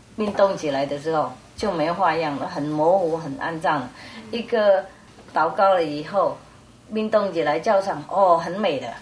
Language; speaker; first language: Chinese; non-native, fluent; Vietnamese